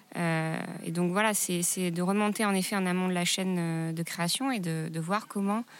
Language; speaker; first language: French; native; French